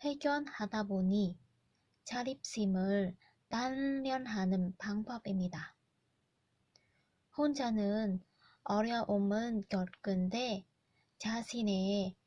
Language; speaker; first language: Korean; non-native, learner; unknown